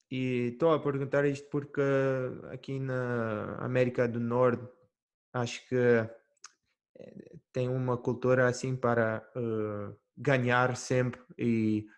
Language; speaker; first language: Portuguese; early bilingual, heritage; Portuguese